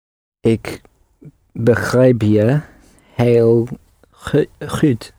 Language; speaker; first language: Dutch; non-native, learner; English